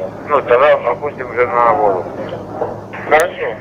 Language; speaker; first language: Russian; native; Russian